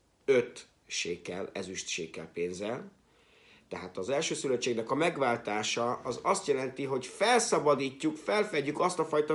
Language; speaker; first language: Hungarian; native; Hungarian